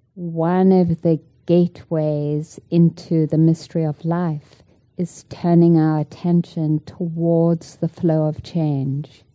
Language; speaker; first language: English; native; English